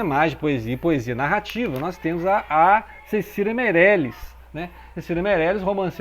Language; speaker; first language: Portuguese; native; Portuguese